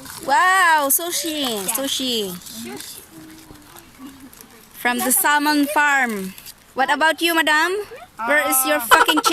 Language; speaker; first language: English; non-native, local second language; Filipino